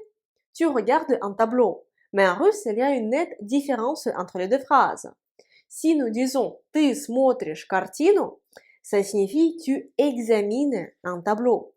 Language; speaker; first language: French; non-native, fluent; Russian